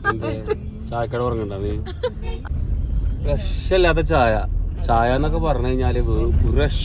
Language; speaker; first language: Malayalam; native; Malayalam